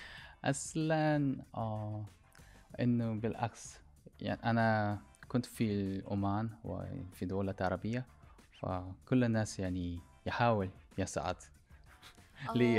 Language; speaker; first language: Arabic; non-native, learner; Korean